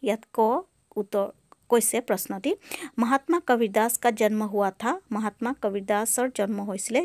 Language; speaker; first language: Hindi; non-native, local second language; Assamese